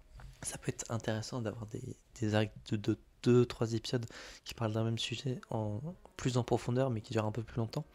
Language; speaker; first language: French; native; French